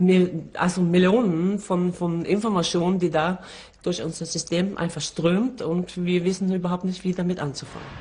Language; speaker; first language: German; non-native, fluent; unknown